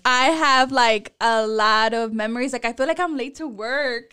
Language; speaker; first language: English; early bilingual, other home language; Spanish